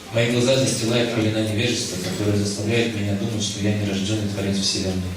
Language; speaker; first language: Russian; native; Russian